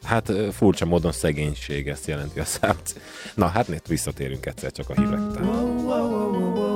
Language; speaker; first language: Hungarian; native; Hungarian